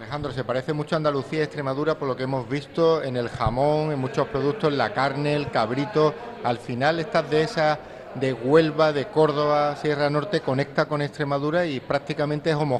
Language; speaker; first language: Spanish; native; Spanish